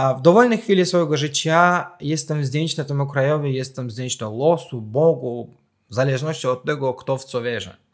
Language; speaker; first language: Polish; non-native, fluent; Azerbaijani